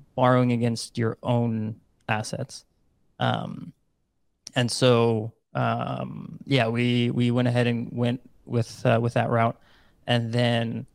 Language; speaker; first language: English; non-native, fluent; Dutch